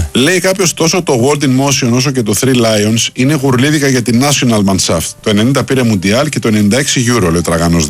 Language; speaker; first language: Greek; native; Greek